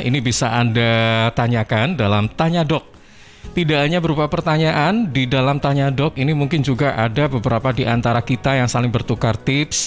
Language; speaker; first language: Indonesian; native; Indonesian